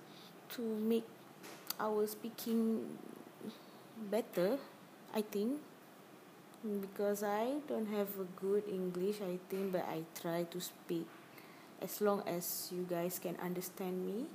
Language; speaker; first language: English; non-native, learner; Malay